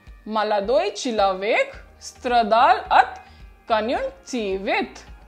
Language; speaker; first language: Russian; non-native, fluent; Hindi